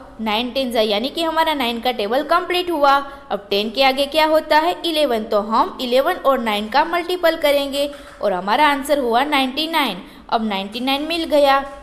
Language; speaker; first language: Hindi; non-native, local second language; Gujarati